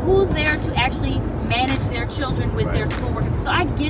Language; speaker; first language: English; native; English